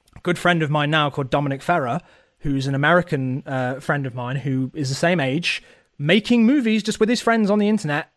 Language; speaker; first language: English; native; English